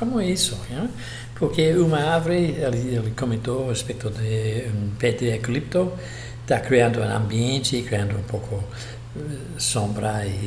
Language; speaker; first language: Portuguese; non-native, fluent; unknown